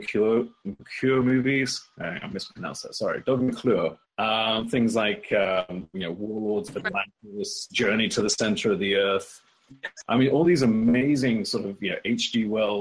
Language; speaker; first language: English; native; English